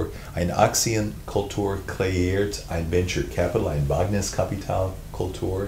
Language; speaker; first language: German; non-native, fluent; English